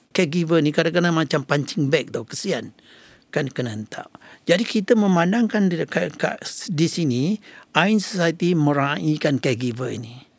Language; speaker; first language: Malay; native; Malay